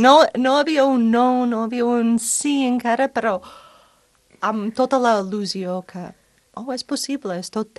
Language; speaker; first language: Catalan; non-native, fluent; English